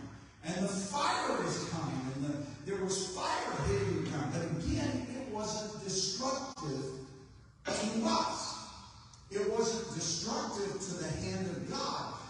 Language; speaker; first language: English; native; English